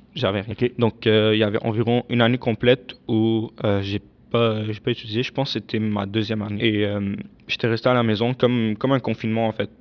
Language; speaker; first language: French; early bilingual, other home language; Arabic